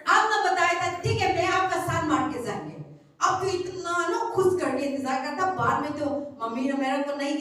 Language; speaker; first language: Hindi; non-native, local second language; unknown